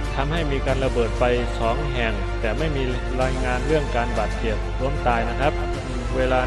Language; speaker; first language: Thai; non-native, fluent; Burmese